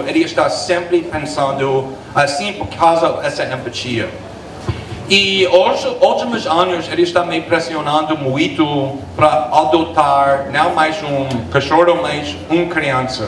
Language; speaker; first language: Portuguese; non-native, fluent; English